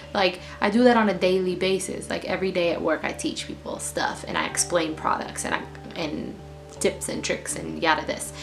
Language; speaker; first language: English; native; English